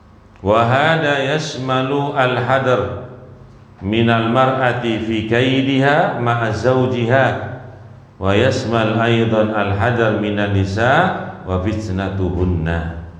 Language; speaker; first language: Arabic; non-native, fluent; Javanese